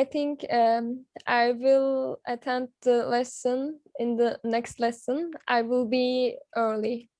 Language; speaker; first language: English; non-native, learner; Turkish